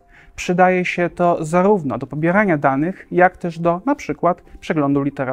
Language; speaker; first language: Polish; native; Polish